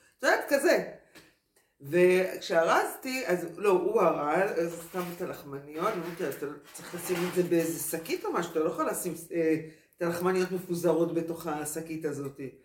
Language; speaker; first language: Hebrew; native; Hebrew